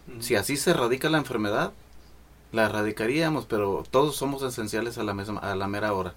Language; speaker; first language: Spanish; native; Spanish